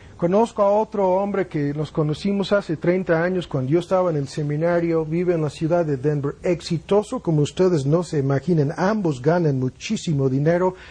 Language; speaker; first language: Spanish; non-native, fluent; English